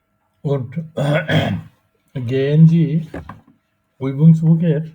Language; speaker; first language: German; non-native, fluent; Bangla